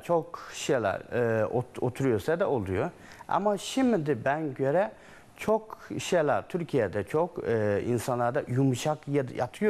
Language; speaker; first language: Turkish; non-native, learner; Chinese